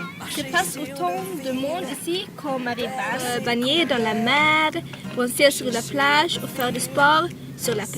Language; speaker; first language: French; non-native, learner; Swedish